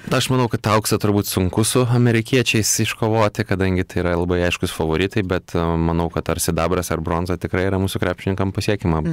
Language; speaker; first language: Lithuanian; native; Lithuanian